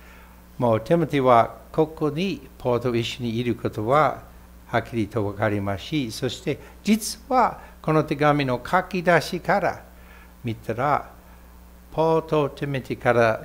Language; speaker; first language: Japanese; non-native, fluent; English